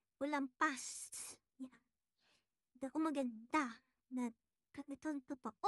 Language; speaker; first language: Filipino; native; Filipino